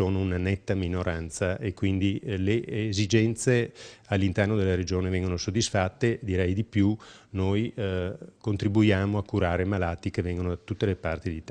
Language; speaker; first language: Italian; native; Italian